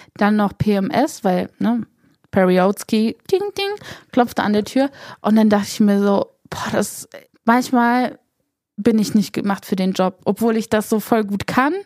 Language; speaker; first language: German; early bilingual, other home language; Polish